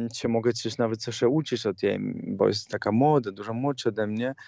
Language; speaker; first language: Polish; non-native, learner; Italian